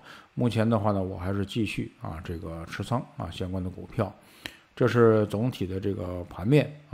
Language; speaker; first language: Chinese; native; Chinese